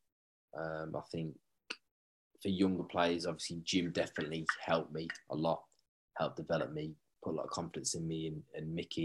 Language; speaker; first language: English; native; English